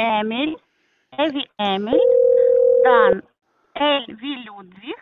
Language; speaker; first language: German; non-native, learner; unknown